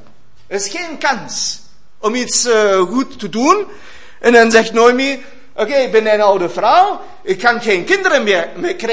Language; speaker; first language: Dutch; non-native, learner; German